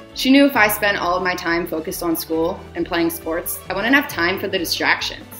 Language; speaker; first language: English; native; English